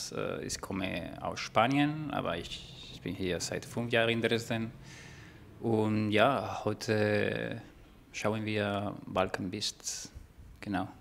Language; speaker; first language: German; non-native, fluent; Spanish